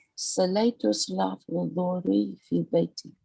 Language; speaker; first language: Arabic; non-native, learner; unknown